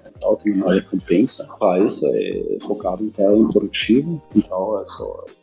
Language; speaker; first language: Portuguese; non-native, fluent; German